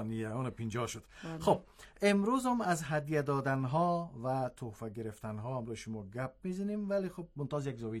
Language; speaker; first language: Persian; native; Persian